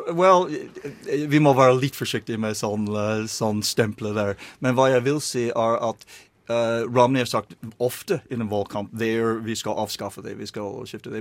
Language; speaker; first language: Norwegian; non-native, learner; English